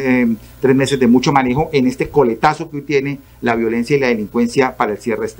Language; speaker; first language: Spanish; native; Spanish